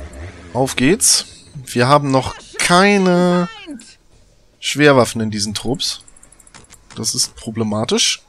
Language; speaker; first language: German; native; German